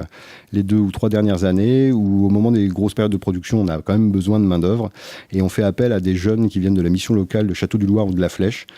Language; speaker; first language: French; native; French